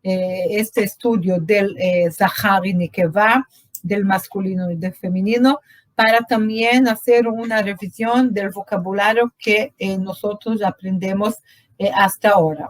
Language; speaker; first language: Spanish; non-native, fluent; Portuguese